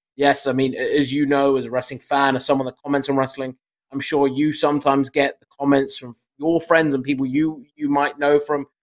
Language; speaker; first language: English; native; English